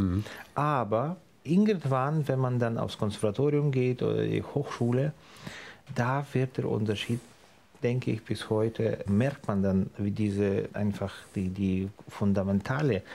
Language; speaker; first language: German; non-native, fluent; Ukrainian